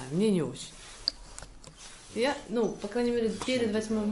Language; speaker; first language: Russian; native; Russian